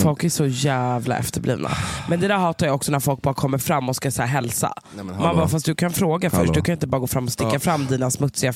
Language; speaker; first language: Swedish; native; Swedish